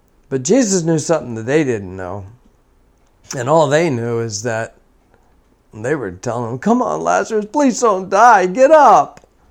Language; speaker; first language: English; native; English